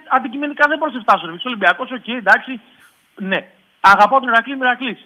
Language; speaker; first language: Greek; native; Greek